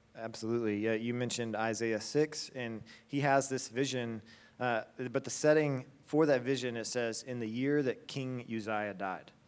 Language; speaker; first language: English; native; English